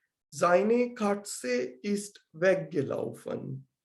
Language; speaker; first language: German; non-native, learner; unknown